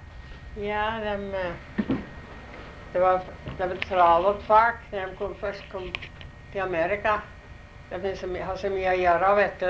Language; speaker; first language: Norwegian; early bilingual, heritage; Norwegian